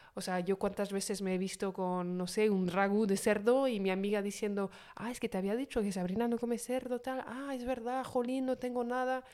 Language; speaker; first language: Spanish; non-native, fluent; French